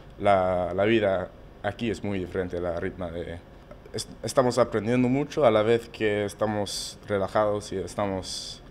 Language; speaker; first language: Spanish; non-native, learner; English